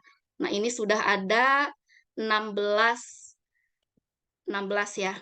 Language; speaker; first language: Indonesian; native; Indonesian